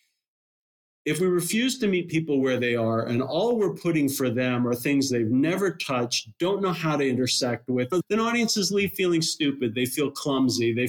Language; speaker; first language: English; native; English